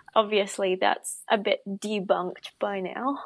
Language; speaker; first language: English; non-native, fluent; Indonesian